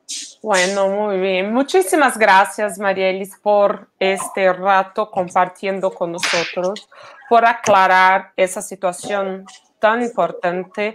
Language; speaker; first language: Spanish; non-native, fluent; Portuguese